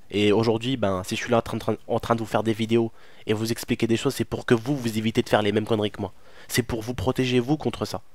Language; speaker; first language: French; early bilingual, other home language; Arabic